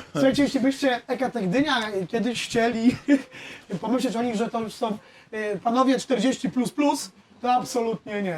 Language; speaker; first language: Polish; native; Polish